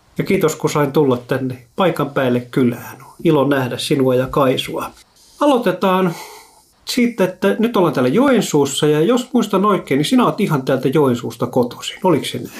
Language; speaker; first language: Finnish; native; Finnish